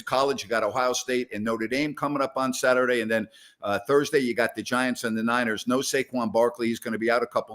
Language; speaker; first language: English; native; English